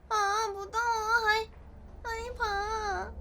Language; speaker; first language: Chinese; non-native, learner; Korean